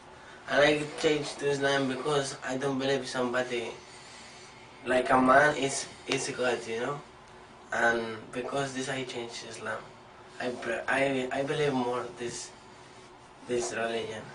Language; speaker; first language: English; non-native, learner; Spanish